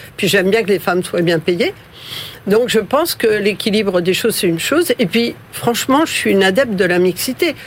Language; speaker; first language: French; early bilingual, other home language; Spanish